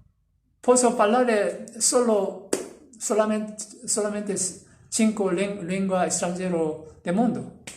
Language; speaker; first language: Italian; non-native, learner; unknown